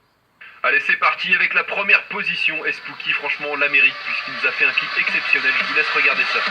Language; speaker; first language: French; native; French